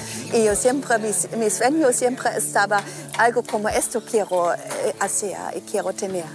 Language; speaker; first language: Spanish; non-native, fluent; German